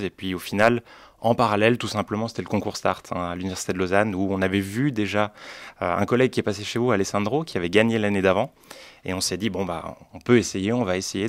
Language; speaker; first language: French; native; French